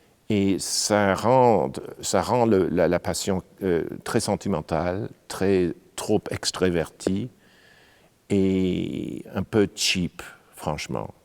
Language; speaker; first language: French; non-native, fluent; English